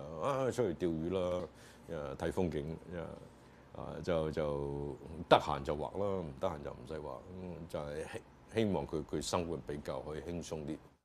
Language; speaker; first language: Chinese; native; Chinese